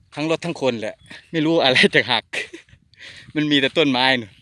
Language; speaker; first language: Thai; non-native, local second language; Northeastern Thai